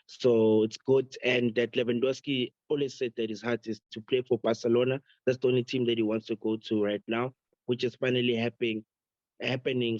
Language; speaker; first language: English; non-native, local second language; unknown